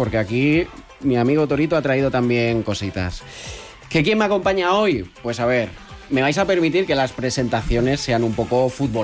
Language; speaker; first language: Spanish; native; Spanish